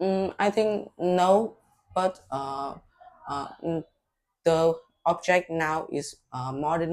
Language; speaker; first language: English; non-native, learner; Vietnamese